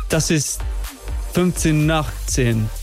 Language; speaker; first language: German; non-native, fluent; English